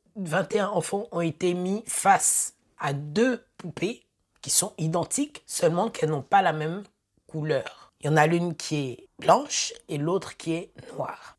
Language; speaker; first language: French; native; French